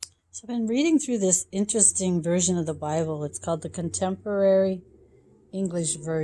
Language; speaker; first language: English; native; English